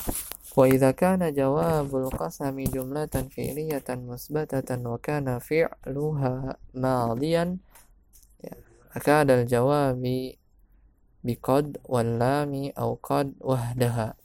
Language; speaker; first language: Arabic; non-native, fluent; Indonesian